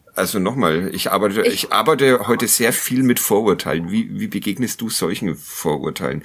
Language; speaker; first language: German; native; German